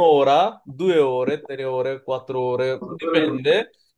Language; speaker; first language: Italian; non-native, fluent; Bangla